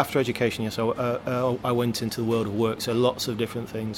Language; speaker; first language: English; native; English